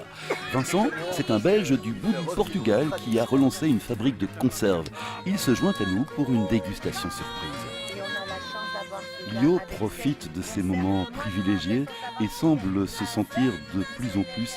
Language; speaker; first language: French; native; French